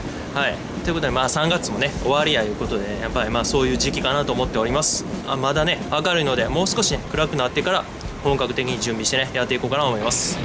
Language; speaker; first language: Japanese; native; Japanese